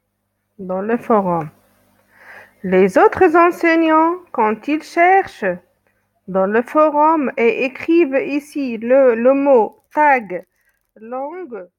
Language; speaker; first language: French; non-native, local second language; Arabic